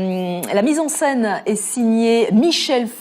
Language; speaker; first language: French; native; French